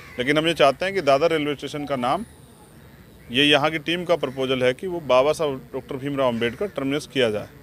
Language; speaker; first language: Hindi; native; Hindi